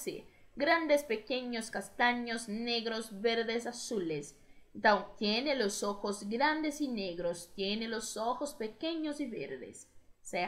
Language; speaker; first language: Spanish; non-native, fluent; Portuguese